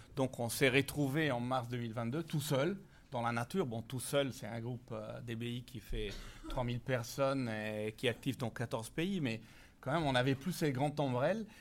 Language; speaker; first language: French; non-native, fluent; Italian